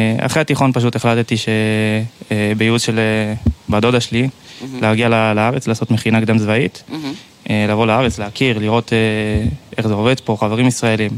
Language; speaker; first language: Hebrew; early bilingual, heritage; Hebrew